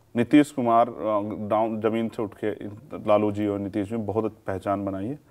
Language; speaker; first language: Hindi; native; Hindi